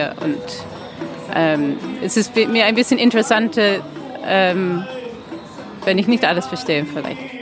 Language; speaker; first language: German; non-native, fluent; English